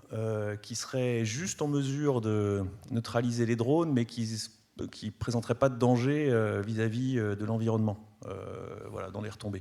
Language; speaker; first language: French; native; French